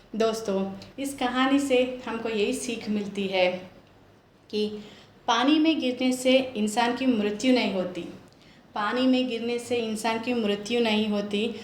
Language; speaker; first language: Hindi; non-native, local second language; Telugu